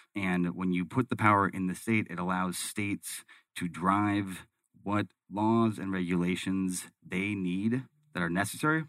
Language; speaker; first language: English; native; English